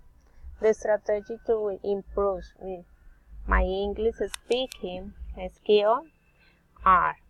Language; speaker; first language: English; non-native, learner; Spanish